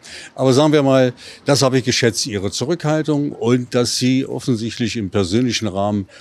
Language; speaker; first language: German; native; German